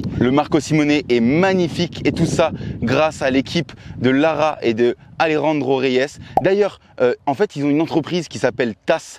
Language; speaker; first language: French; native; French